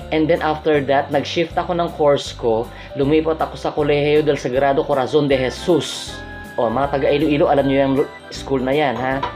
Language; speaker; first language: Filipino; non-native, local second language; Hiligaynon